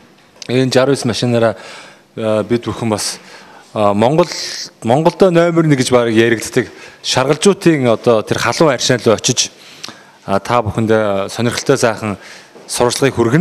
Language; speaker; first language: Mongolian; native; Mongolian